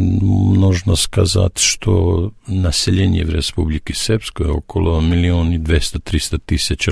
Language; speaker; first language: Russian; non-native, learner; Serbian